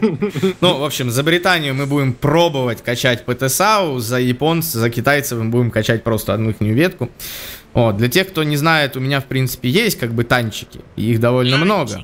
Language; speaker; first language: Russian; native; Russian